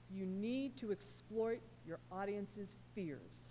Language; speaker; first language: English; native; English